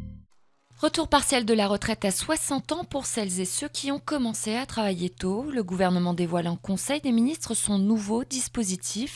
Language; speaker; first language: French; native; French